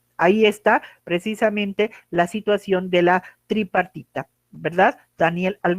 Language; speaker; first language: Spanish; native; Spanish